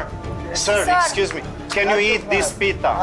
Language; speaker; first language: English; non-native, learner; Romanian